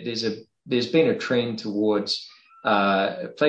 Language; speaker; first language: English; native; English